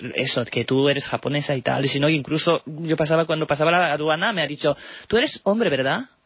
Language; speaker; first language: Spanish; non-native, fluent; Japanese